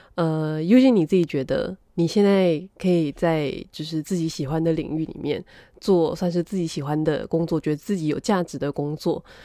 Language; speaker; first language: Chinese; native; Chinese